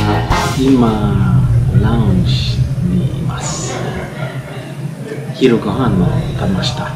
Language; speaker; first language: Japanese; non-native, learner; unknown